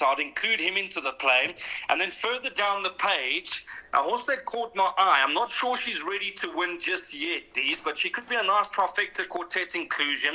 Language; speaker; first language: English; native; English